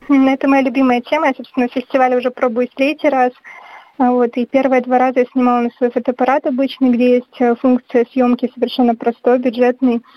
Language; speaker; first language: Russian; native; Russian